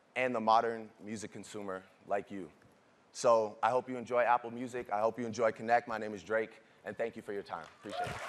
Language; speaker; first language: English; native; English